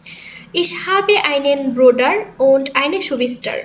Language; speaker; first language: German; non-native, fluent; Bangla